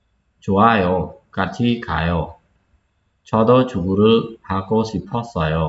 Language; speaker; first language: Korean; non-native, fluent; Khmer